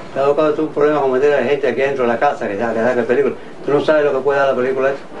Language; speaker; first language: Spanish; native; Spanish